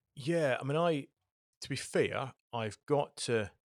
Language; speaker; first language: English; native; English